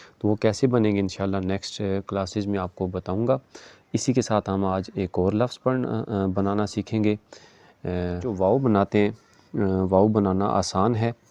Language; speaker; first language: Urdu; non-native, local second language; Punjabi